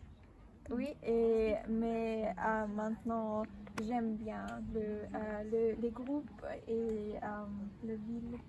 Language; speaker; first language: French; non-native, learner; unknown